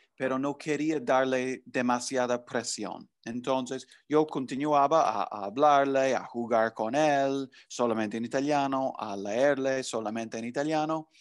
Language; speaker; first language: Spanish; non-native, fluent; English